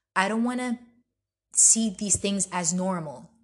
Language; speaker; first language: English; early bilingual, other home language; Arabic